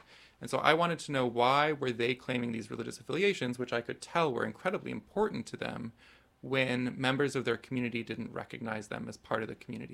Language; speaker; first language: English; native; English